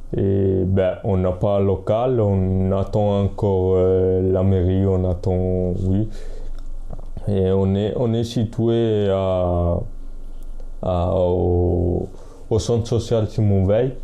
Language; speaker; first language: French; non-native, fluent; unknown